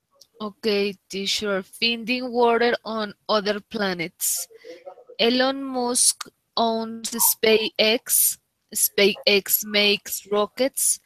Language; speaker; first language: English; non-native, learner; Spanish